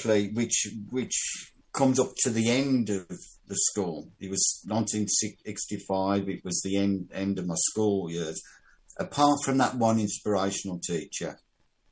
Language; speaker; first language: English; native; English